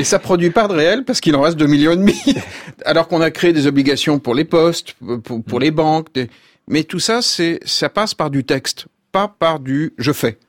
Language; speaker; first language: French; native; French